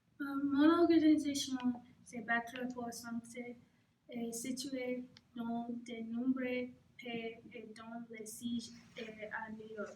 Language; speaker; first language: French; non-native, learner; English